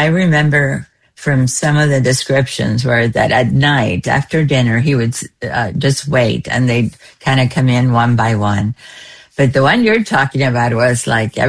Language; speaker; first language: English; non-native, fluent; Spanish